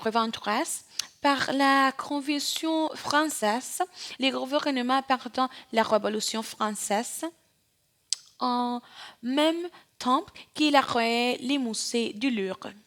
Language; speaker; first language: French; non-native, learner; Spanish